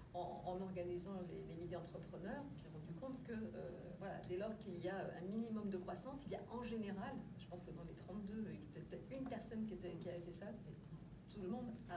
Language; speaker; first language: French; native; French